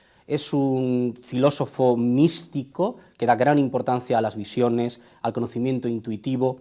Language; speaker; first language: Spanish; native; Spanish